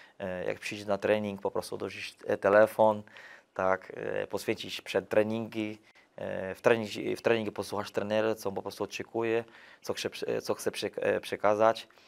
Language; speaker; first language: Polish; non-native, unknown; Portuguese